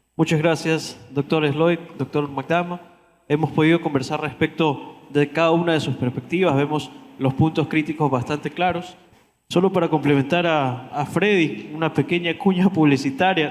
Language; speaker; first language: Spanish; native; Spanish